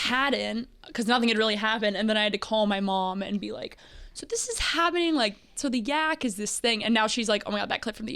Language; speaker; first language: English; native; English